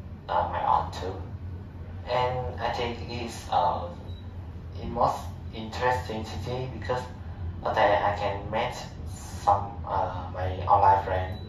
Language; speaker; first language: English; non-native, learner; Vietnamese